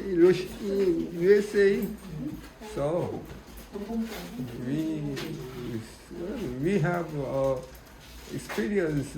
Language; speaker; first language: English; non-native, learner; Korean